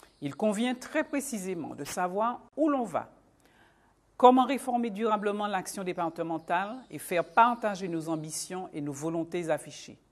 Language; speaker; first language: French; native; French